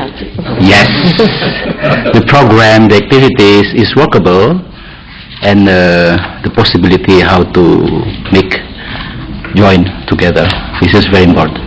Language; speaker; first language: English; non-native, learner; Indonesian